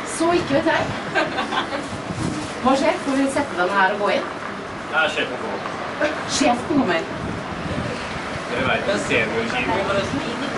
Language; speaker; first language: Norwegian; native; Norwegian